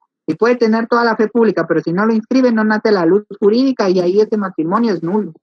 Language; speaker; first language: Spanish; native; Spanish